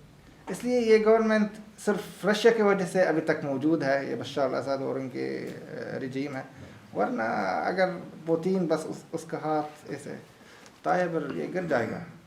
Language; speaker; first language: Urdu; non-native, learner; Arabic